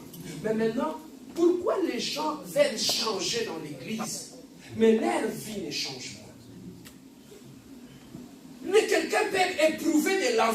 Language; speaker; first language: French; non-native, local second language; Lingala